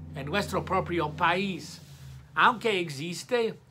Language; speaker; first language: Spanish; non-native, fluent; English